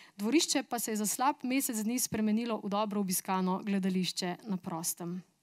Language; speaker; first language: Slovenian; native; Slovenian